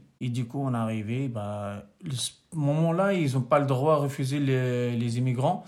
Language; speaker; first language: French; non-native, local second language; Arabic